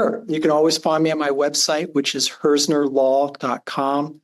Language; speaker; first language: English; native; English